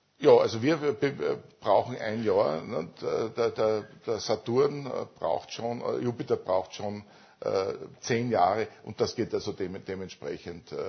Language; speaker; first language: German; native; German